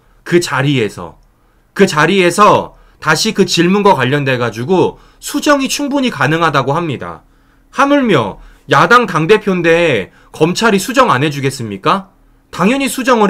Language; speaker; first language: Korean; native; Korean